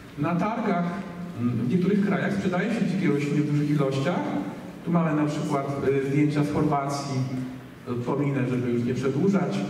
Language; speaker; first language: Polish; native; Polish